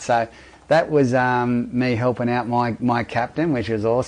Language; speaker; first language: English; native; English